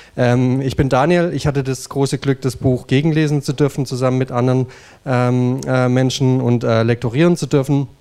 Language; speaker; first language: German; native; German